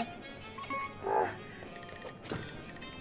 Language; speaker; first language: Japanese; non-native, learner; Indonesian